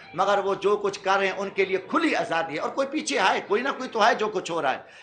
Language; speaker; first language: Urdu; native; Urdu